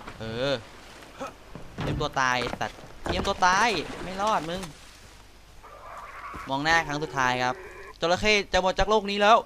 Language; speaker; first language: Thai; native; Thai